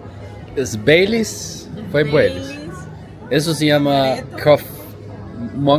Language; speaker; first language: Spanish; non-native, fluent; Swedish